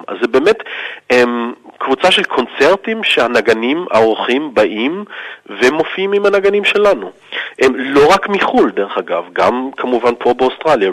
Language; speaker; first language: Hebrew; early bilingual, heritage; Hebrew